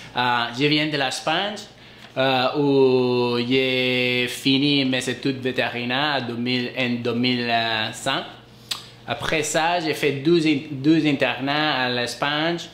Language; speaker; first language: French; non-native, learner; Spanish